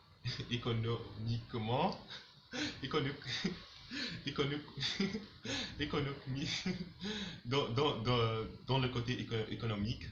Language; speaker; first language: French; non-native, local second language; Arabic